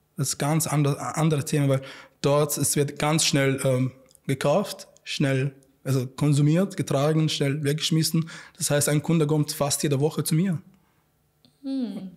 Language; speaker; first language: German; non-native, fluent; Arabic